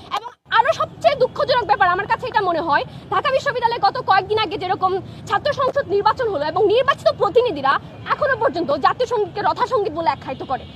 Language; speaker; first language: Bangla; non-native, local second language; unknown